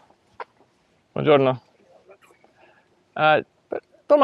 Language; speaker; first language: Italian; non-native, learner; English